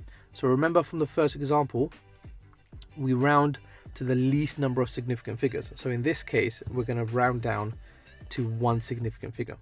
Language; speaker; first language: English; native; English